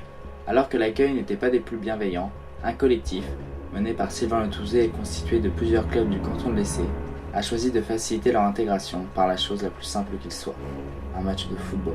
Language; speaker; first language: French; native; French